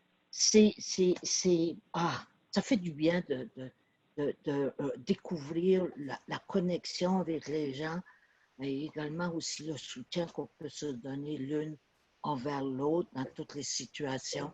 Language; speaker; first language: French; native; French